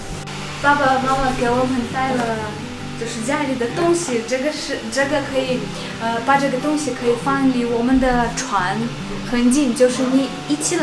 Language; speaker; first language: Chinese; non-native, fluent; Russian